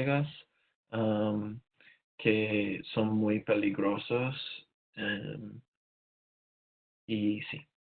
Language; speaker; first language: Spanish; non-native, learner; English